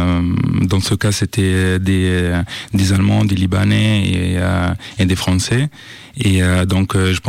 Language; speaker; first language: French; non-native, fluent; Italian